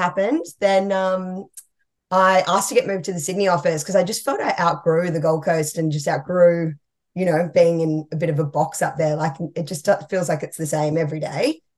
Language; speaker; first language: English; native; English